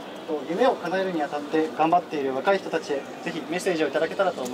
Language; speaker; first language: Japanese; native; Japanese